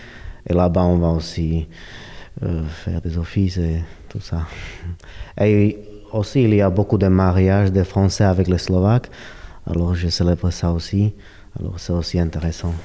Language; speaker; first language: French; non-native, fluent; Slovak